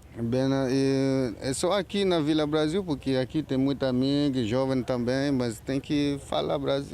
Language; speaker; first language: Portuguese; non-native, learner; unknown